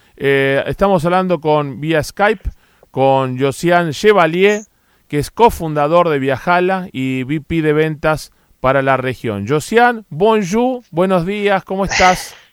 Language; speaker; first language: Spanish; native; Spanish